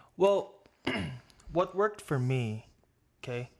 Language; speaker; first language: English; non-native, local second language; Filipino